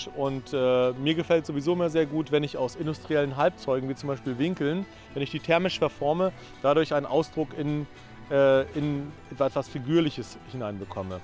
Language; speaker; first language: German; native; German